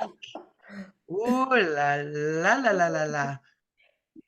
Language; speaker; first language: French; non-native, fluent; English